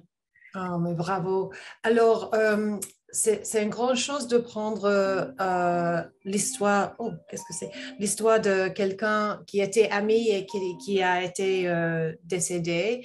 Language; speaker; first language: French; non-native, learner; English